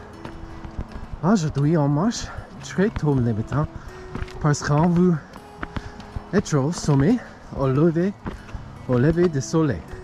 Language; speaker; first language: French; non-native, learner; English